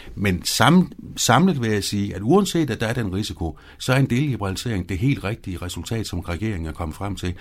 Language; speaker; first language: Danish; native; Danish